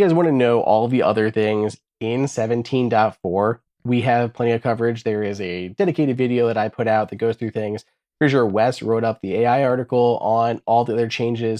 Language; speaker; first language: English; native; English